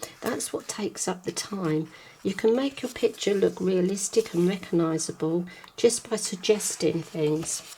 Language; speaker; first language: English; native; English